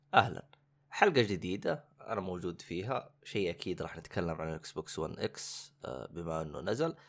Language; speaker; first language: Arabic; native; Arabic